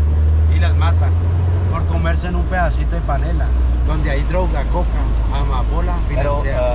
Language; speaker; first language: Spanish; native; Spanish